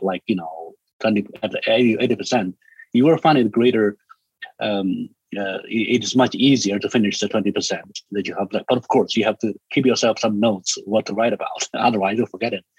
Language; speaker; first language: English; non-native, fluent; Chinese